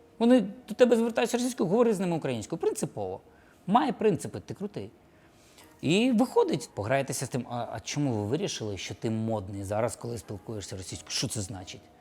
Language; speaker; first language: Ukrainian; non-native, local second language; Russian